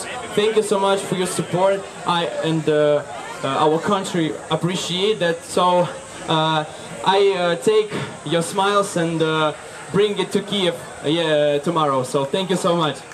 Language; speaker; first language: English; non-native, learner; Ukrainian